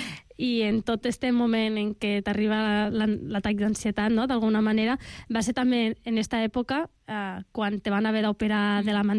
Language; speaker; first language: Catalan; native; Catalan